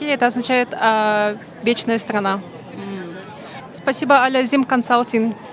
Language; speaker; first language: Russian; non-native, local second language; Kazakh